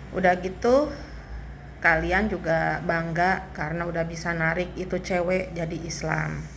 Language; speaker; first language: Indonesian; native; Indonesian